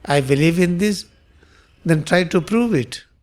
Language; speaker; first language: English; non-native, local second language; Hindi